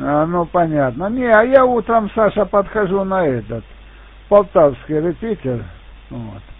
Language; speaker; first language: Russian; native; Russian